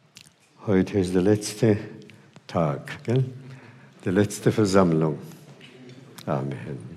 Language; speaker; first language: German; non-native, fluent; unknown